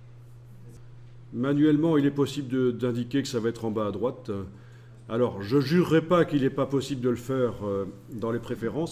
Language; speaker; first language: French; native; French